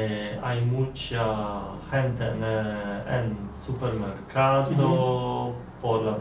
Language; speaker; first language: Spanish; non-native, learner; Polish